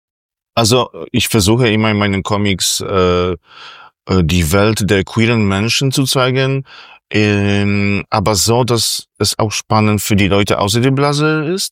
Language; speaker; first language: German; non-native, fluent; Polish